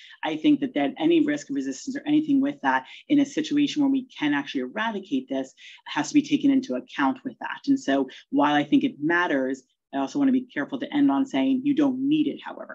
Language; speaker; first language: English; native; English